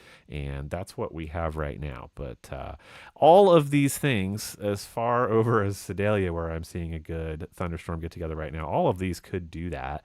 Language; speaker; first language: English; native; English